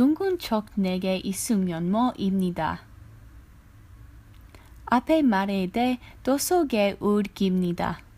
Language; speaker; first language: Korean; non-native, learner; English